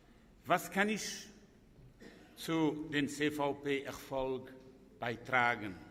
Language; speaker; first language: German; non-native, local second language; French